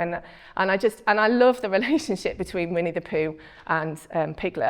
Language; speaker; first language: English; native; English